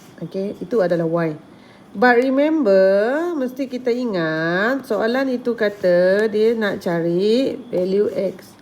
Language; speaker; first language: Malay; native; Malay